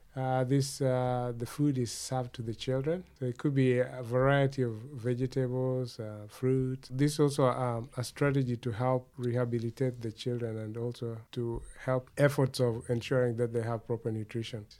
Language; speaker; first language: English; non-native, local second language; Luo (Kenya and Tanzania)